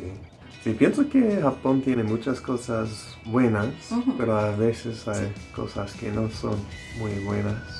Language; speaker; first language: Spanish; non-native, learner; English